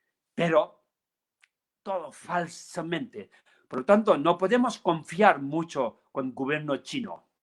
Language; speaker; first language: Spanish; non-native, learner; Tibetan